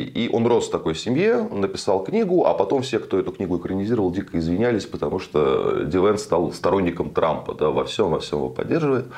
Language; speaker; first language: Russian; native; Russian